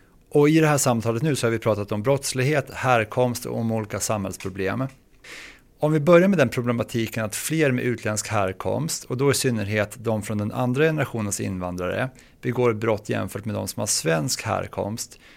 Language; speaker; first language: Swedish; native; Swedish